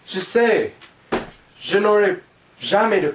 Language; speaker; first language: French; non-native, learner; English